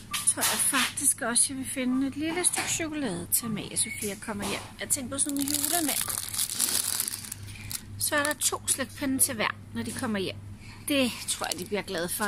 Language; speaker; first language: Danish; native; Danish